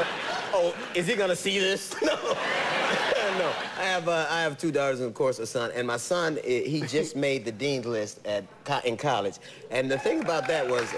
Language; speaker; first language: English; native; English